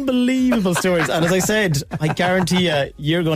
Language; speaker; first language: English; native; English